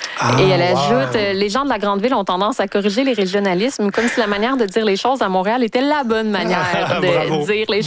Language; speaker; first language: French; native; French